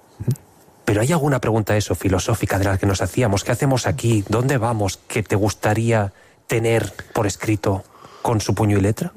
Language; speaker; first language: Spanish; native; Spanish